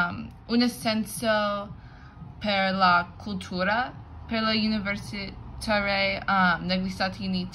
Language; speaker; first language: Italian; non-native, learner; English